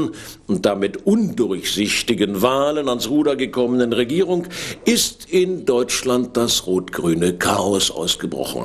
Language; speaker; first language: German; native; German